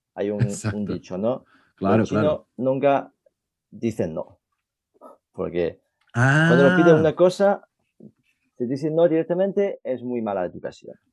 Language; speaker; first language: Spanish; non-native, fluent; Chinese